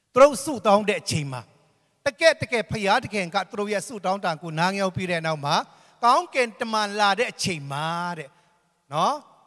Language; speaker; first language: Burmese; non-native, local second language; Tedim Chin